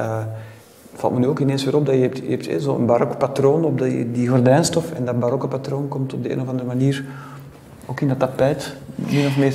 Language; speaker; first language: Dutch; native; Dutch